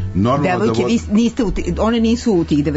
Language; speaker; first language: Serbian; native; Serbian